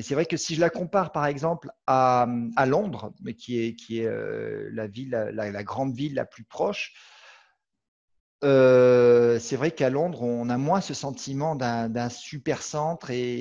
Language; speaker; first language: French; native; French